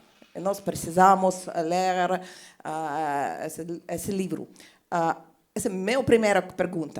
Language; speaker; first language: Portuguese; non-native, fluent; Russian